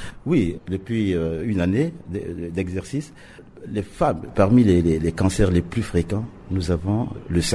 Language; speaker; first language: French; non-native, local second language; Sango